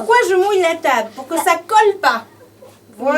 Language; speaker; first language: French; native; French